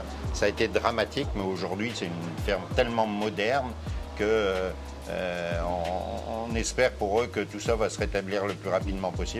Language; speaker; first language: French; native; French